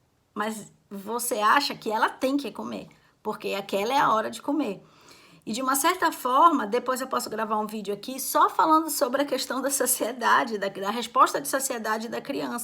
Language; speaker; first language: Portuguese; native; Portuguese